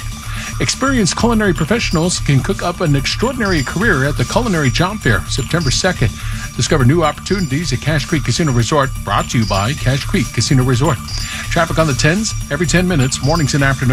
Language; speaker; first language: English; native; English